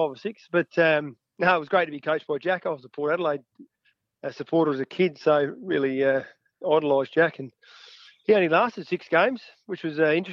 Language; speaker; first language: English; native; English